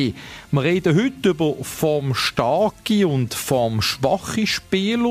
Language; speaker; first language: German; native; German